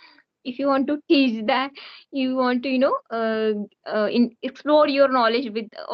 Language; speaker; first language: English; non-native, learner; Hindi